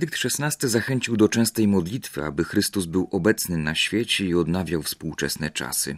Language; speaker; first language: Polish; native; Polish